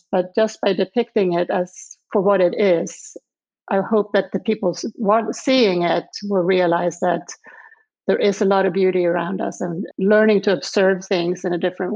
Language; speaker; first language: English; non-native, fluent; Swedish